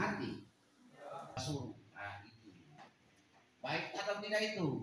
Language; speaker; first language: Indonesian; native; Indonesian